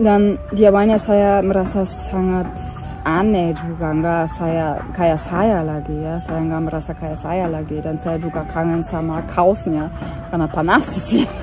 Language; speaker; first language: Indonesian; non-native, fluent; German